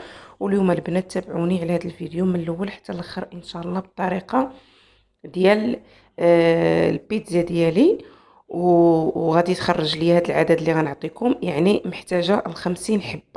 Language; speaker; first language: Arabic; native; Arabic